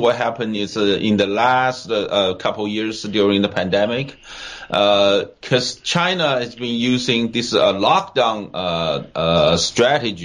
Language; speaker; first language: English; non-native, fluent; Chinese